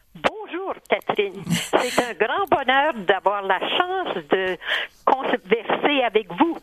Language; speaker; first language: French; native; French